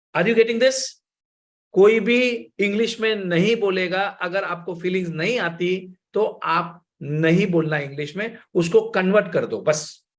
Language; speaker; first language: Hindi; non-native, local second language; Gujarati